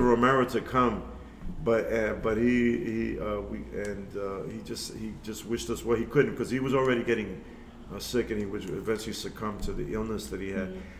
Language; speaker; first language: English; early bilingual, other home language; Spanish